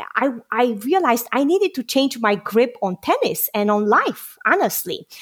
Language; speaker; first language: English; non-native, fluent; Romanian